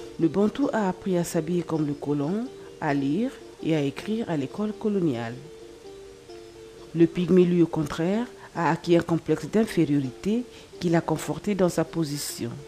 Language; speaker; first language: French; non-native, local second language; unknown